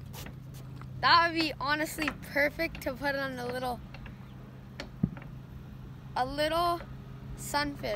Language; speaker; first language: English; native; English